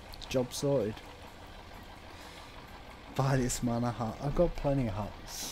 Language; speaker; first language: English; native; English